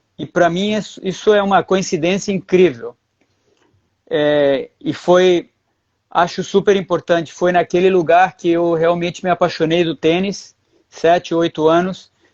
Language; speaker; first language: Portuguese; early bilingual, other home language; Spanish